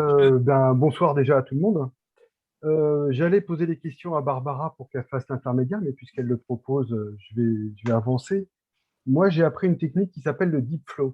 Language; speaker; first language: French; native; French